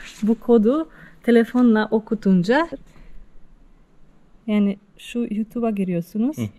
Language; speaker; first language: Turkish; non-native, fluent; Slovenian